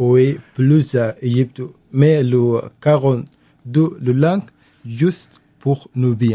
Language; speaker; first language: French; non-native, learner; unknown